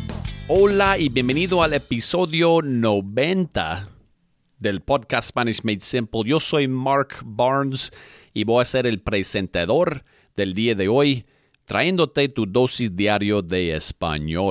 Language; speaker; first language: Spanish; non-native, fluent; English